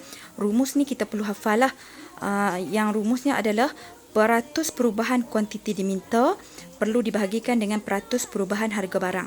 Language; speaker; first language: Malay; native; Malay